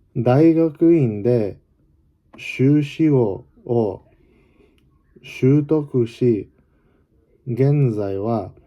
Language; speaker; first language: Japanese; non-native, learner; English